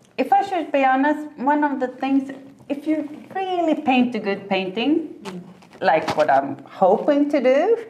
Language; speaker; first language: English; non-native, fluent; Swedish